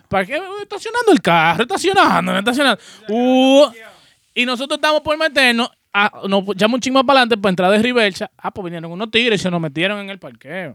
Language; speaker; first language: Spanish; native; Spanish